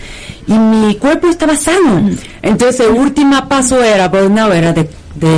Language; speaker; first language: Spanish; non-native, fluent; Korean